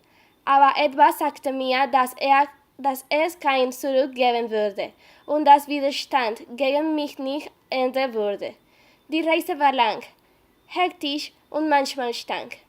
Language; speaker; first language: German; non-native, learner; Spanish